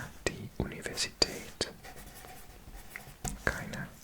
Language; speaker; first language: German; non-native, learner; Welsh